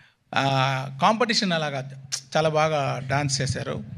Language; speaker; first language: Telugu; non-native, local second language; Tamil